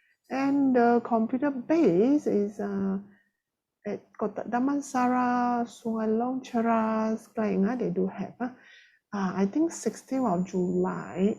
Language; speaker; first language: English; non-native, local second language; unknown